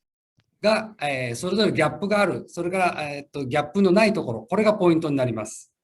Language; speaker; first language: Japanese; native; Japanese